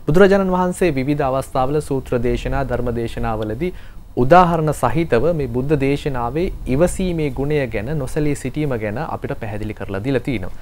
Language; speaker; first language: Sinhala; native; Sinhala